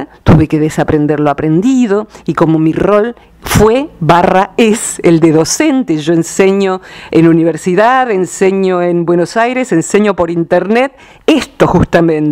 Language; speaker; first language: Spanish; native; Spanish